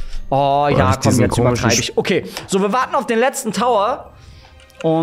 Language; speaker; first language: German; native; German